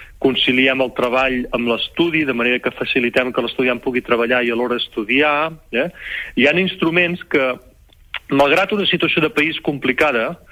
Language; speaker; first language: Catalan; native; Catalan